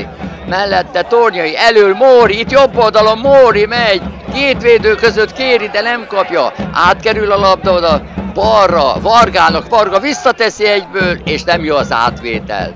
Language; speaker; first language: Hungarian; native; Hungarian